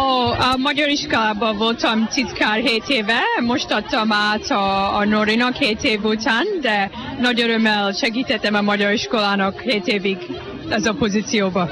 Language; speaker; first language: Hungarian; early bilingual, heritage; Hungarian